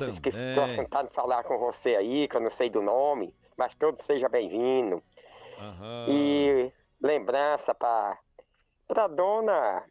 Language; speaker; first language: Portuguese; native; Portuguese